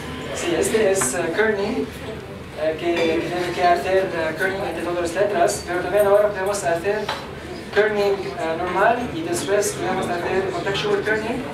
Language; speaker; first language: Spanish; non-native, learner; Arabic